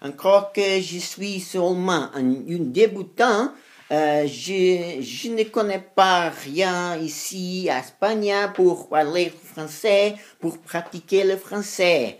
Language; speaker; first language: French; non-native, learner; Spanish